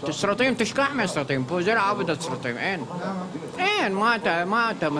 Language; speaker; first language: Hebrew; non-native, fluent; Arabic